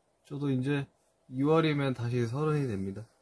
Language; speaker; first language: Korean; native; Korean